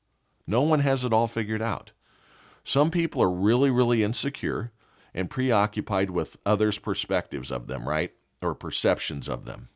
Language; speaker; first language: English; native; English